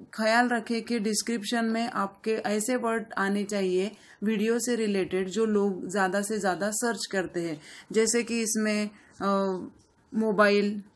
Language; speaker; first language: Hindi; non-native, local second language; Marathi